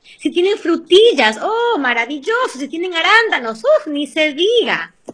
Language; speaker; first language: Spanish; early bilingual, heritage; Spanish